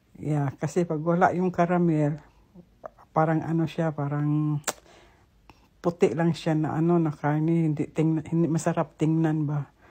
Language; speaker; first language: Filipino; non-native, local second language; Cebuano